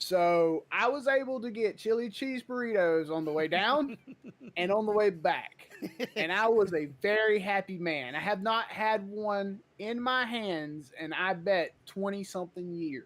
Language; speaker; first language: English; native; English